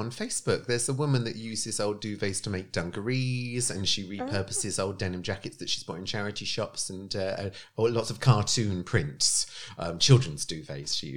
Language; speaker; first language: English; native; English